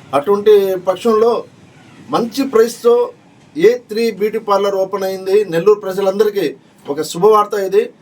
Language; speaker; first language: Telugu; native; Telugu